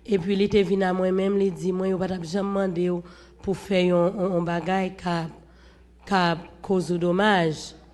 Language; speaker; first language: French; non-native, local second language; Haitian Creole